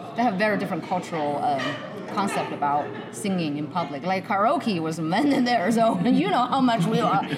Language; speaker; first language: English; non-native, fluent; Chinese